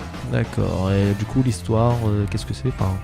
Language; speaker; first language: French; native; French